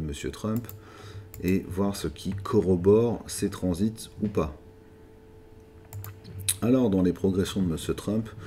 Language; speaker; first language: French; native; French